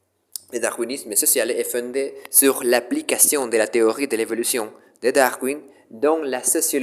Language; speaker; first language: French; non-native, learner; Spanish